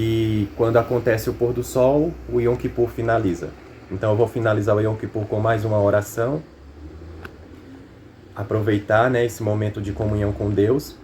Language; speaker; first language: Portuguese; native; Portuguese